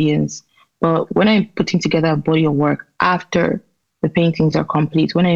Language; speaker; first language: English; non-native, local second language; Igbo